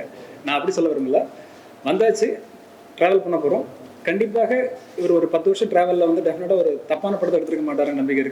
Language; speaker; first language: Tamil; native; Tamil